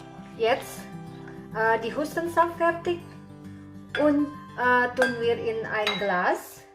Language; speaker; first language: German; non-native, learner; Indonesian